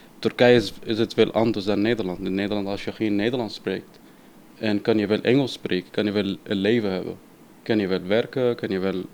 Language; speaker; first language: Dutch; non-native, fluent; Arabic